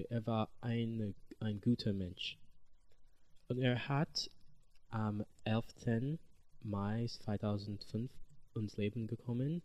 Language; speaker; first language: German; non-native, learner; English